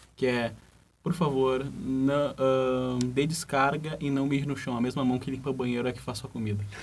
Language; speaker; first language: Portuguese; native; Portuguese